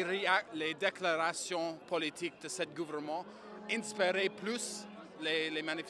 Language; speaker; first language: French; non-native, learner; English